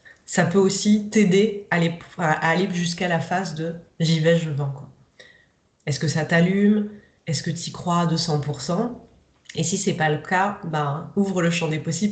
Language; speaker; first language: French; native; French